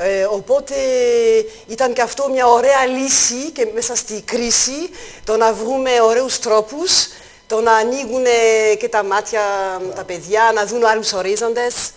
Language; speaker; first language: Greek; non-native, fluent; French